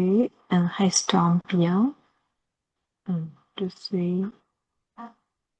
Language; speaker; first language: French; non-native, learner; Chinese